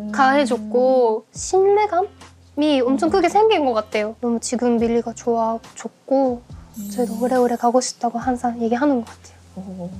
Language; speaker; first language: Korean; non-native, fluent; Japanese